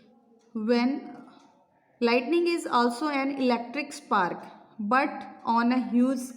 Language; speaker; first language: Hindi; native; Hindi